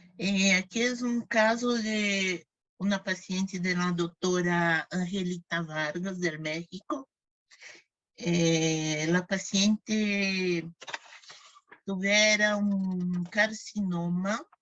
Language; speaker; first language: Spanish; non-native, fluent; Portuguese